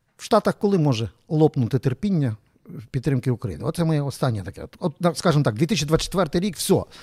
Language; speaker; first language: Ukrainian; native; Ukrainian